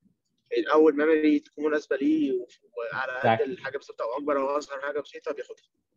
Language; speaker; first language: Arabic; native; Arabic